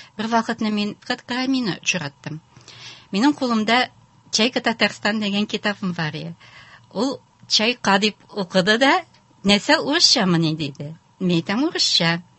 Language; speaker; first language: Tatar; native; Tatar